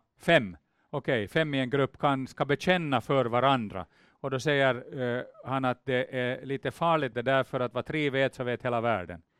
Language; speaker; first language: Swedish; native; Swedish